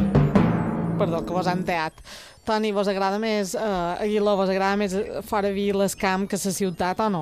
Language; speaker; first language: Catalan; native; Catalan